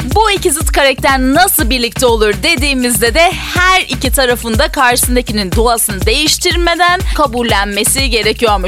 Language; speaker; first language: Turkish; native; Turkish